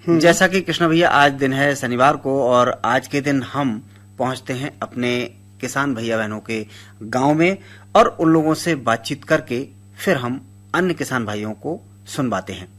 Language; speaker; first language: Hindi; native; Hindi